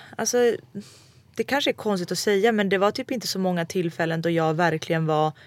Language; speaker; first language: Swedish; early bilingual, other home language; Serbian